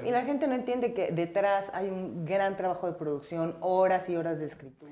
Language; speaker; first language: Spanish; native; Spanish